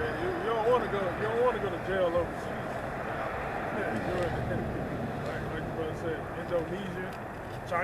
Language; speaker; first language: English; native; English